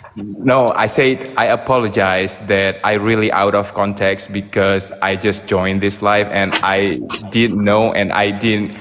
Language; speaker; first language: English; non-native, fluent; Indonesian